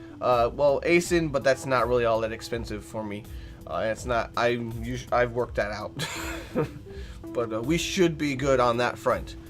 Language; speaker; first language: English; native; English